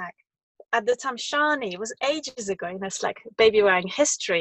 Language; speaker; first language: English; non-native, fluent; French